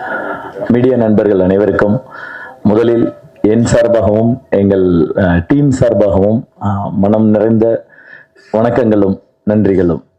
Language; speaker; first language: Tamil; native; Tamil